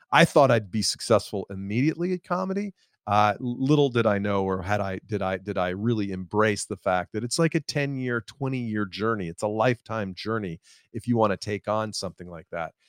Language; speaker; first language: English; native; English